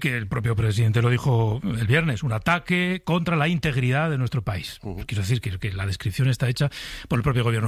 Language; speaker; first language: Spanish; native; Spanish